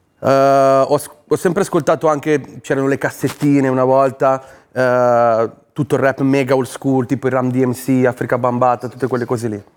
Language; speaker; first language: Italian; native; Italian